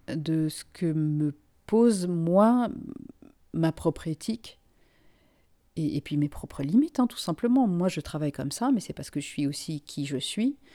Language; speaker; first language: French; non-native, local second language; Finnish